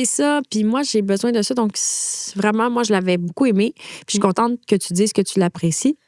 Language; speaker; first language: French; native; French